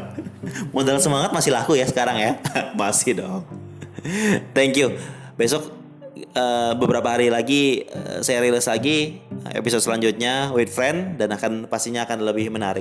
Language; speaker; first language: Indonesian; native; Indonesian